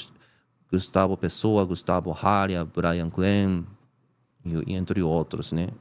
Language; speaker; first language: Portuguese; non-native, learner; Japanese